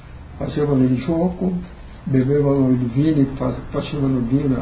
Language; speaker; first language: Italian; early bilingual, heritage; Portuguese